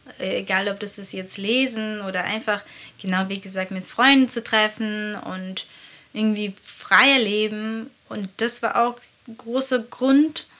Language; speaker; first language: German; non-native, fluent; Latvian